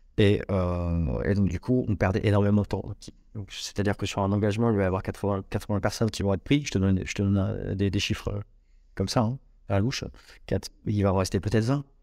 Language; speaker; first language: French; native; French